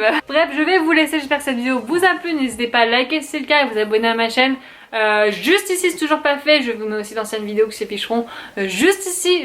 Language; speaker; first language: French; native; French